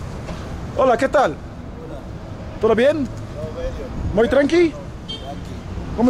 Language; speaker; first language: Spanish; non-native, learner; English